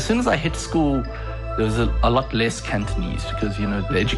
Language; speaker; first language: English; non-native, local second language; Cantonese